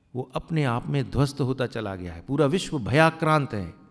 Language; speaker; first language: Hindi; native; Hindi